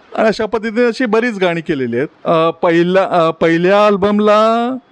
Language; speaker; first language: Marathi; native; Marathi